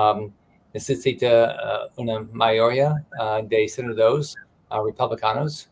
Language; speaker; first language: Spanish; non-native, learner; English